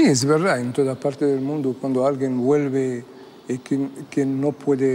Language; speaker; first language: Spanish; non-native, fluent; Arabic